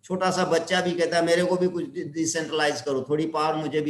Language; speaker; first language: Hindi; native; Hindi